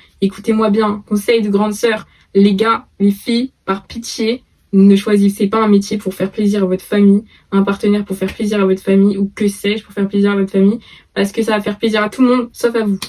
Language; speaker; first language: French; native; French